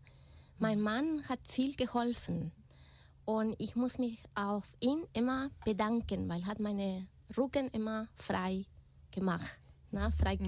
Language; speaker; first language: German; non-native, fluent; Spanish